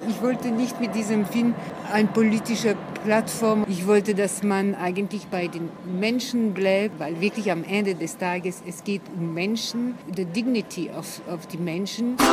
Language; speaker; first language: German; non-native, fluent; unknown